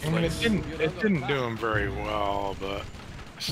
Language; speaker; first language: English; native; English